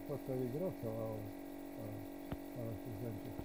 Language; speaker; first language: Spanish; non-native, learner; Slovenian